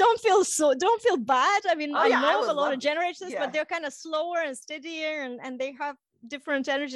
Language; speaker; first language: English; non-native, fluent; Russian